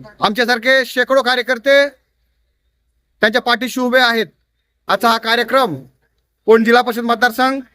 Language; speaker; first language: Marathi; native; Marathi